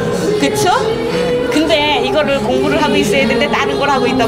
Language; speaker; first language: Korean; native; Korean